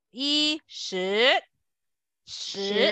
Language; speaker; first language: Chinese; non-native, fluent; Malay